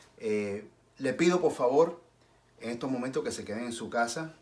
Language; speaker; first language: Spanish; native; Spanish